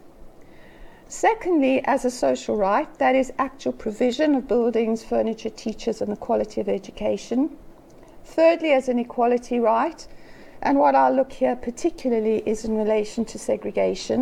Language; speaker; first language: English; native; English